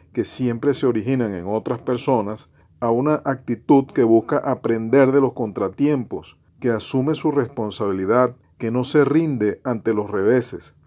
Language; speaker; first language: Spanish; native; Spanish